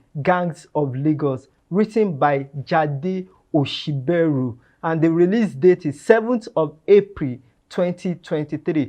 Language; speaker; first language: English; non-native, local second language; Yoruba